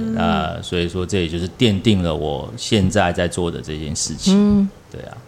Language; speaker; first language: Chinese; native; Chinese